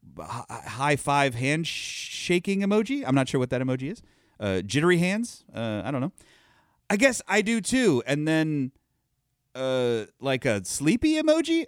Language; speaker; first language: English; native; English